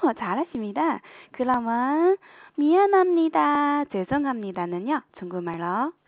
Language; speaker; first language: Korean; non-native, fluent; Chinese